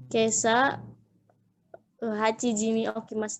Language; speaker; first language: Japanese; non-native, learner; Indonesian